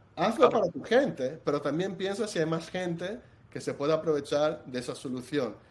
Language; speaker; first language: Spanish; non-native, fluent; Italian